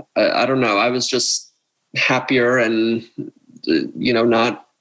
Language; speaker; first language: English; native; English